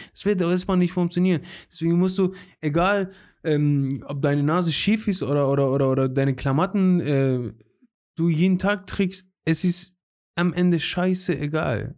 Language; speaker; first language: German; non-native, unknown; Persian